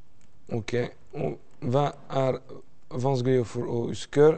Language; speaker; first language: Norwegian; non-native, fluent; French